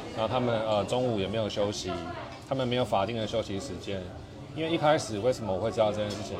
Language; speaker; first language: Chinese; native; Chinese